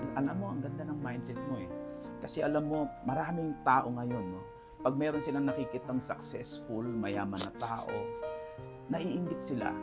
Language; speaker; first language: Filipino; native; Filipino